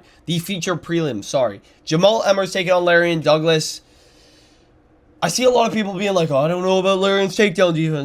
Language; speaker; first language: English; native; English